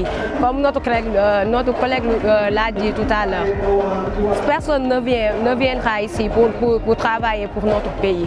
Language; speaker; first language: French; non-native, local second language; Wolof